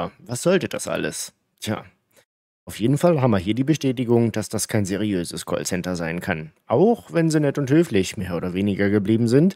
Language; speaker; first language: German; native; German